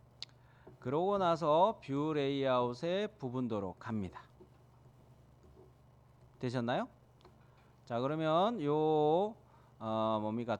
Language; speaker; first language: Korean; native; Korean